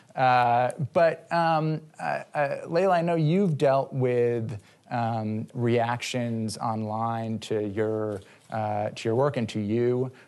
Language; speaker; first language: English; native; English